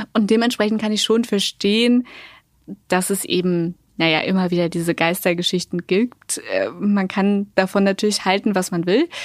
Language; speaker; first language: German; native; German